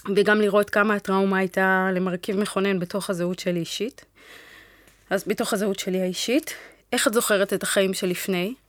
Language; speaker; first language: Hebrew; early bilingual, other home language; Amharic